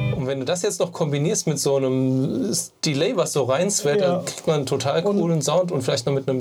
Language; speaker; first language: German; native; German